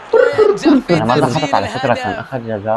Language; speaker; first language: Arabic; native; Arabic